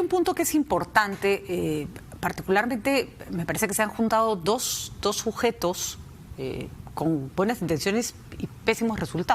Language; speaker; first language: Spanish; native; Spanish